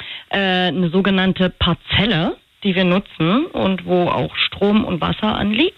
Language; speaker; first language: German; native; German